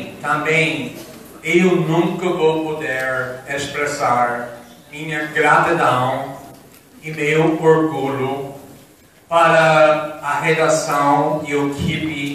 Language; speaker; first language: Portuguese; non-native, fluent; English